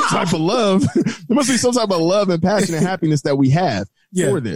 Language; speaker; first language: English; native; English